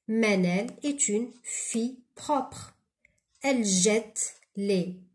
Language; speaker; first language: French; non-native, local second language; Arabic